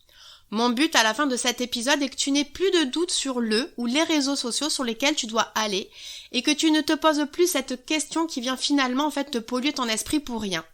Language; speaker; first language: French; native; French